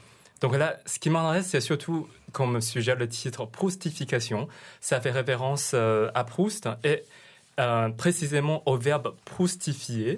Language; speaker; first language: French; non-native, fluent; Chinese